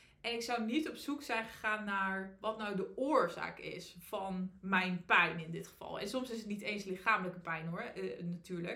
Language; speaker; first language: Dutch; native; Dutch